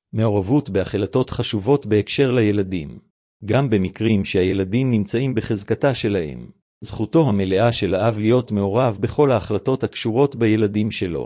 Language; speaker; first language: Hebrew; native; Hebrew